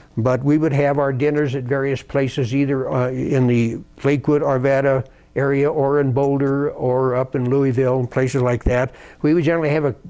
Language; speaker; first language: English; native; English